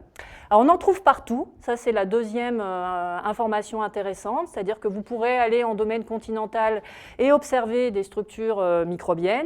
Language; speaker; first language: French; native; French